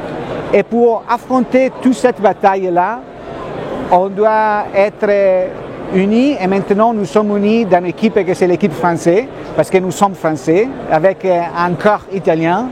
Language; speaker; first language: French; non-native, fluent; Italian